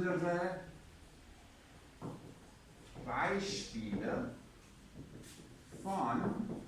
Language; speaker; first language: German; non-native, fluent; English